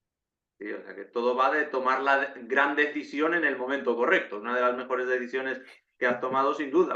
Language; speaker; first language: Spanish; native; Spanish